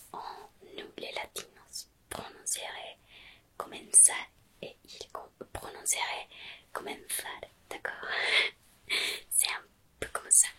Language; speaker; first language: French; non-native, fluent; Spanish